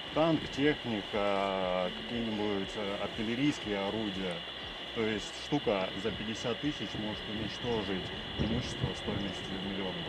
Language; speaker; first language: Russian; non-native, local second language; Ukrainian